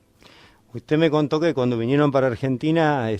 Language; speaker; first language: Spanish; native; Spanish